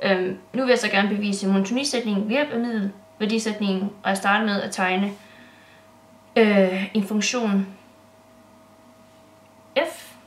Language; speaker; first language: Danish; native; Danish